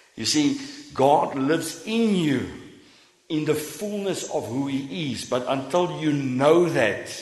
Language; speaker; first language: English; non-native, local second language; Afrikaans